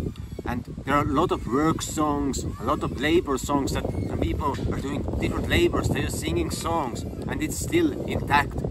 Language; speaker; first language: English; non-native, fluent; Estonian